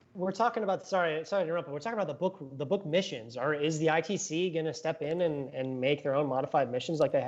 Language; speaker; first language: English; native; English